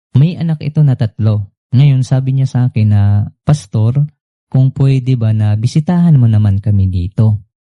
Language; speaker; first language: Filipino; non-native, local second language; Cebuano